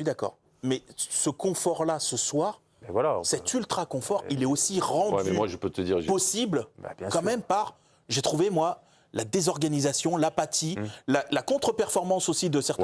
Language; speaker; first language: French; native; French